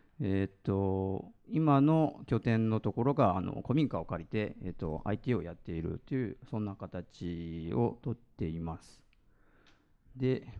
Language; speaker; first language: Japanese; native; Japanese